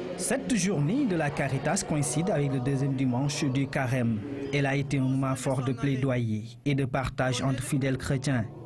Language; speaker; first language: French; non-native, local second language; Wolof